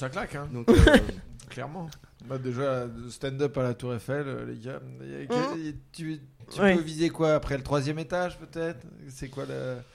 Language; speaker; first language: French; native; French